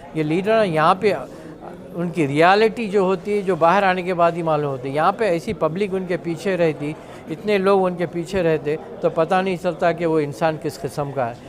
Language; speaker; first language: Hindi; non-native, local second language; Urdu